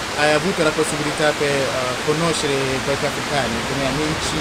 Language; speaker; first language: Italian; non-native, learner; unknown